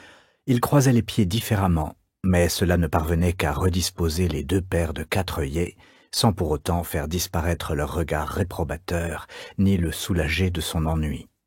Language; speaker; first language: French; native; French